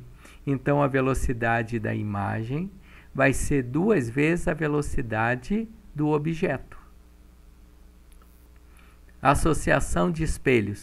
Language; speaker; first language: Portuguese; native; Portuguese